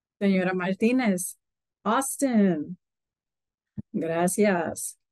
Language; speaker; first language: Spanish; early bilingual, heritage; Spanish